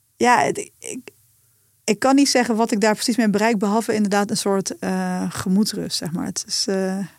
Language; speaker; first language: Dutch; native; Dutch